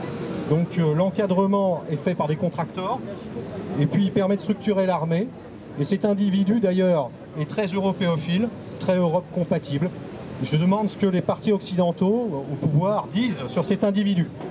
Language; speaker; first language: French; native; French